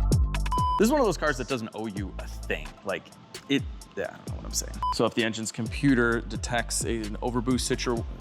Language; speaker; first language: English; native; English